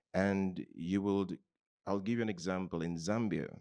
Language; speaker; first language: English; non-native, local second language; Yoruba